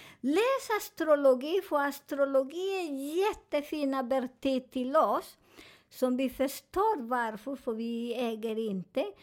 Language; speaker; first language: Swedish; non-native, learner; Spanish